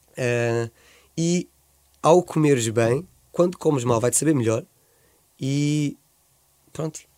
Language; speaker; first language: Portuguese; native; Portuguese